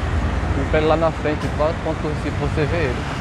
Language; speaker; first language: Portuguese; native; Portuguese